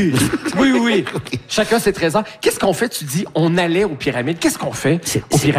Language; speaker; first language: French; native; French